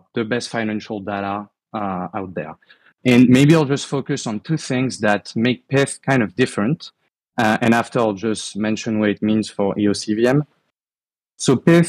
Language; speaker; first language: English; non-native, fluent; French